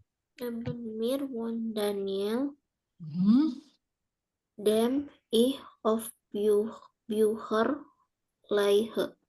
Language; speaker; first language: German; non-native, learner; Indonesian